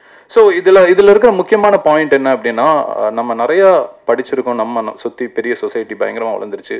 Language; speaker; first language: Tamil; native; Tamil